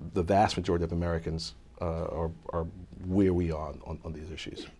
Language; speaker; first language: English; native; English